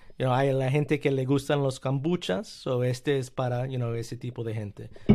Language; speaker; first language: Spanish; early bilingual, heritage; Spanish